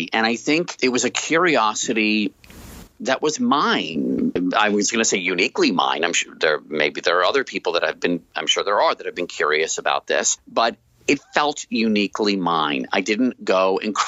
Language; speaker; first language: English; native; English